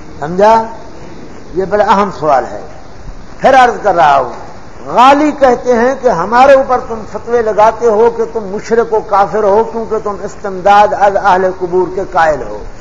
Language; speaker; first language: Urdu; non-native, local second language; Punjabi